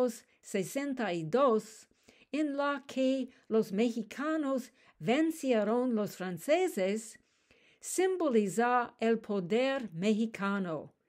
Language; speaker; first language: Spanish; non-native, learner; English